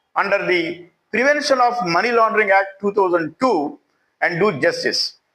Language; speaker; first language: English; non-native, local second language; Telugu